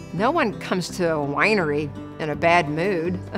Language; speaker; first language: English; native; English